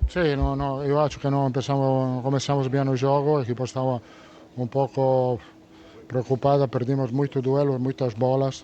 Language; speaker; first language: Portuguese; non-native, fluent; Italian